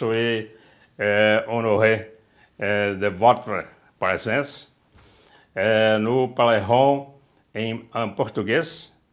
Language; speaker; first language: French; non-native, learner; Portuguese